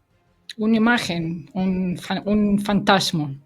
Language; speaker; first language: Spanish; non-native, fluent; Russian